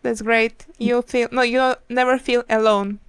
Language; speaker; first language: English; non-native, learner; Ukrainian